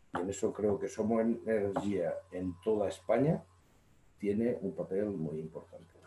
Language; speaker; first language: Spanish; native; Spanish